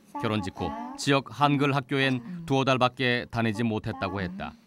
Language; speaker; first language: Korean; native; Korean